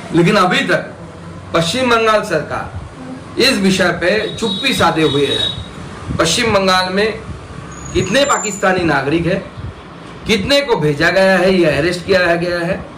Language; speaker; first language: Hindi; non-native, local second language; Bangla